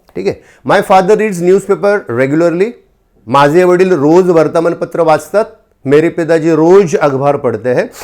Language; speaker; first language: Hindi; non-native, local second language; Marathi